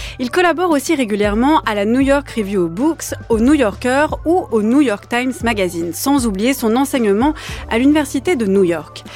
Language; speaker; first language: French; native; French